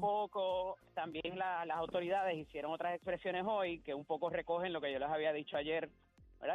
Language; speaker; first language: Spanish; native; Spanish